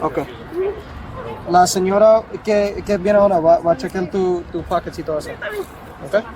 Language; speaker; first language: Spanish; early bilingual, heritage; Spanish